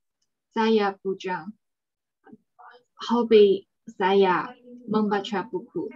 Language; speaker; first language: Indonesian; non-native, learner; Chinese